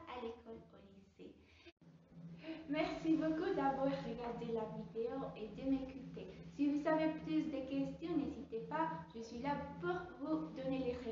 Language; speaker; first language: French; non-native, fluent; Spanish